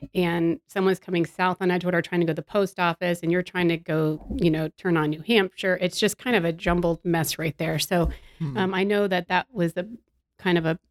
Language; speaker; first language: English; native; English